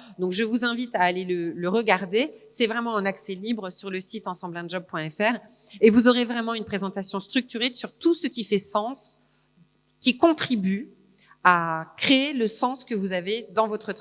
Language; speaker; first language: French; native; French